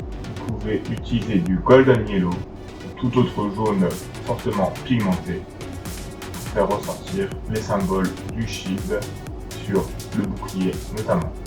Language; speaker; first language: French; native; French